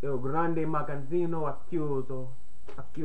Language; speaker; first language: Italian; non-native, learner; English